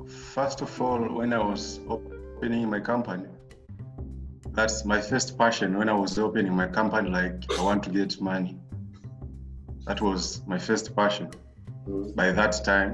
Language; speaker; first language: English; non-native, local second language; Swahili